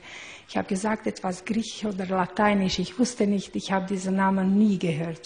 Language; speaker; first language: German; non-native, learner; Hungarian